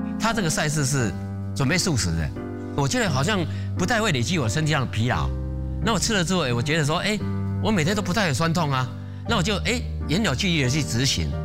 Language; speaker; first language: Chinese; native; Chinese